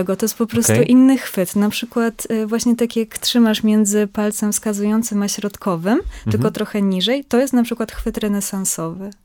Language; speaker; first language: Polish; native; Polish